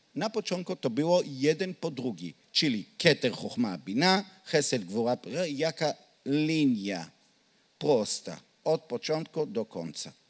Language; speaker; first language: Polish; non-native, learner; Hebrew